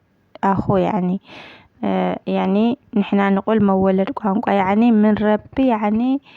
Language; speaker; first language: Arabic; non-native, learner; Amharic